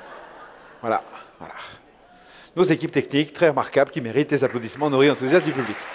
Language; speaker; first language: French; native; French